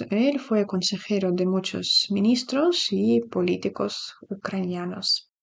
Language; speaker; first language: Spanish; non-native, fluent; Ukrainian